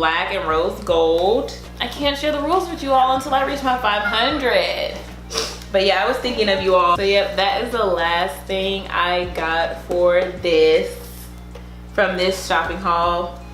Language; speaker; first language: English; native; English